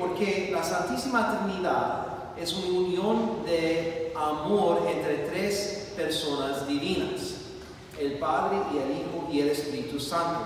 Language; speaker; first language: Spanish; non-native, fluent; English